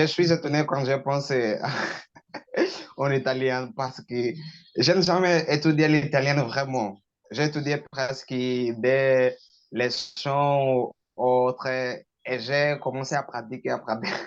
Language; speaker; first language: French; non-native, learner; Portuguese